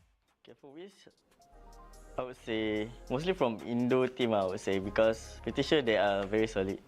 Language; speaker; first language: English; non-native, fluent; Indonesian